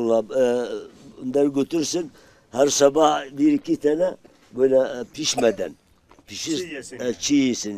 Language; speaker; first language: Turkish; non-native, local second language; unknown